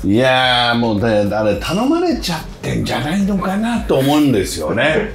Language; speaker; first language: Japanese; native; Japanese